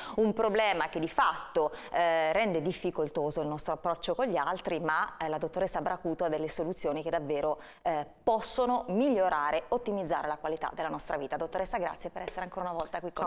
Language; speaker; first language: Italian; native; Italian